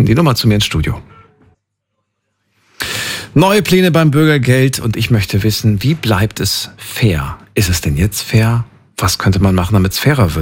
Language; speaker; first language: German; native; German